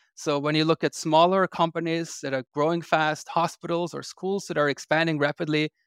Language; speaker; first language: English; non-native, fluent; German